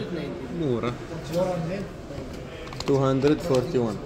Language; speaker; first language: English; non-native, learner; Arabic